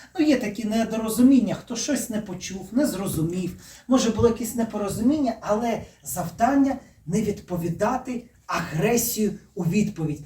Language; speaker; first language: Ukrainian; native; Ukrainian